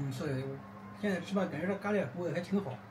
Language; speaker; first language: Chinese; native; Chinese